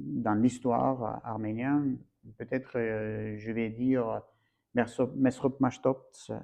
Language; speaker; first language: French; non-native, fluent; Armenian